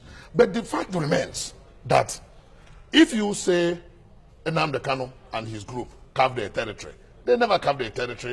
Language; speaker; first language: English; non-native, local second language; Igbo